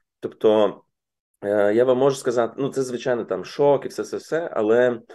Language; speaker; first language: Ukrainian; native; Ukrainian